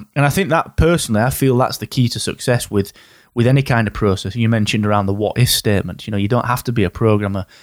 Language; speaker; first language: English; native; English